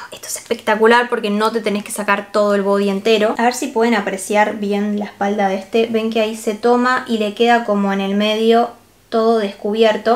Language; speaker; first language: Spanish; native; Spanish